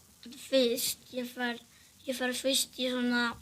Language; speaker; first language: Icelandic; early bilingual, other home language; Portuguese